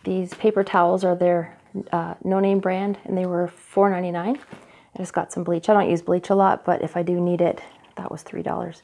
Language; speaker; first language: English; native; English